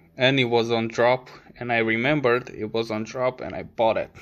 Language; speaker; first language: English; non-native, fluent; Romanian